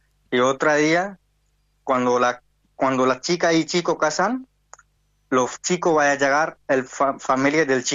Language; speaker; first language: Spanish; non-native, learner; Hindi